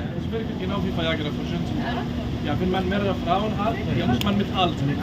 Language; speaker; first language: German; non-native, fluent; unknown